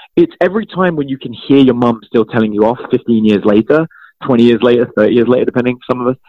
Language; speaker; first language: English; native; English